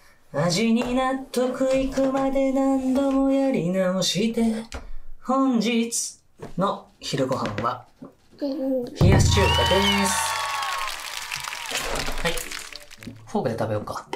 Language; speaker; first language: Japanese; native; Japanese